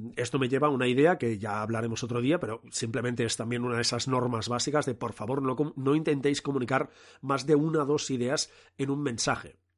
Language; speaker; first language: Spanish; non-native, local second language; Catalan